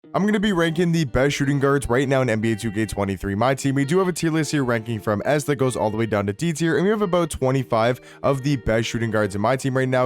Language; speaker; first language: English; native; English